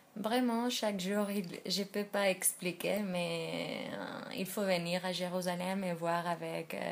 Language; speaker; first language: French; non-native, fluent; Spanish